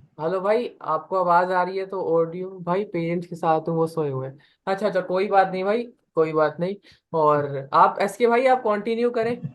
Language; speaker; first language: Hindi; native; Hindi